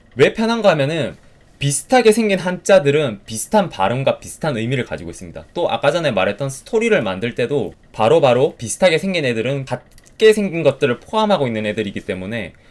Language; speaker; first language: Korean; native; Korean